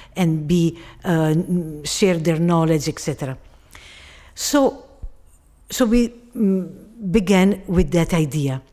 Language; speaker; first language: English; non-native, fluent; Italian